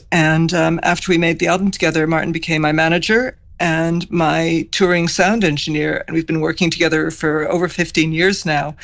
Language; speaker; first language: English; native; English